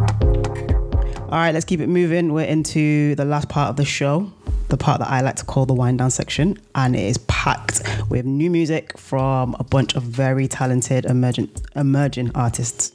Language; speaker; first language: English; native; English